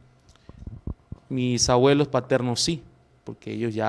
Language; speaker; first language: Spanish; native; Spanish